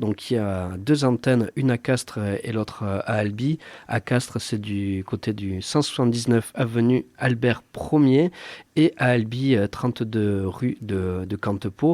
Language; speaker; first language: French; native; French